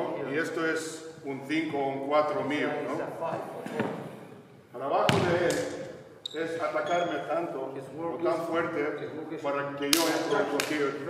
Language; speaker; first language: Spanish; non-native, fluent; Lithuanian